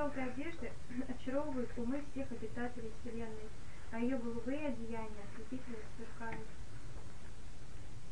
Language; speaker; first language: Russian; native; Russian